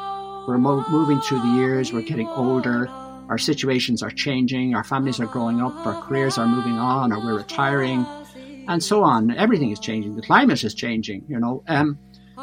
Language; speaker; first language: English; native; English